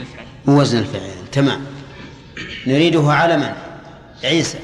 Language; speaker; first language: Arabic; native; Arabic